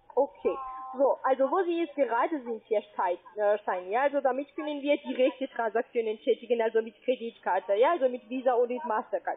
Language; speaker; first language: German; non-native, learner; Spanish